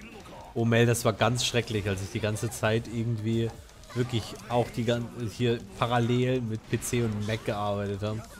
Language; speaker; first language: German; native; German